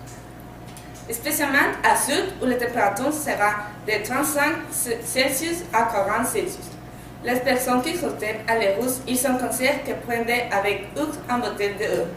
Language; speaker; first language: French; non-native, learner; Spanish